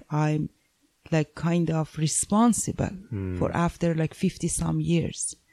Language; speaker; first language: English; non-native, fluent; Persian